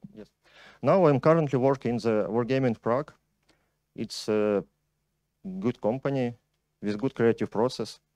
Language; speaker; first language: English; non-native, fluent; Ukrainian